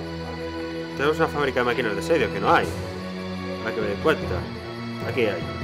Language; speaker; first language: Spanish; native; Spanish